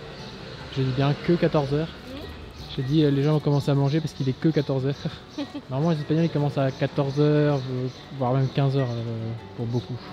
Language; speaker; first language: French; native; French